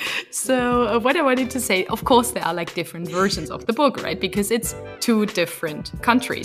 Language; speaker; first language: English; non-native, fluent; German